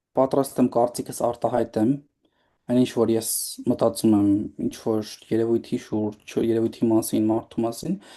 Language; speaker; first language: Armenian; native; Armenian